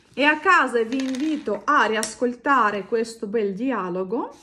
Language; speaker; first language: Italian; non-native, fluent; Russian